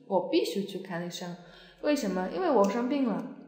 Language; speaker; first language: Chinese; non-native, fluent; Polish